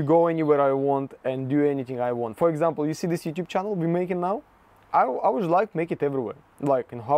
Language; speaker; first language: English; non-native, fluent; Russian